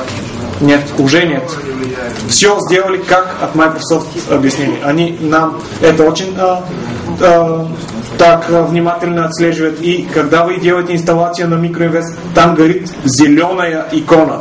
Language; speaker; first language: Russian; non-native, fluent; Bulgarian